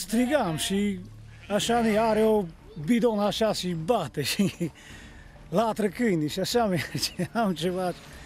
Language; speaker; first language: Romanian; non-native, local second language; Hungarian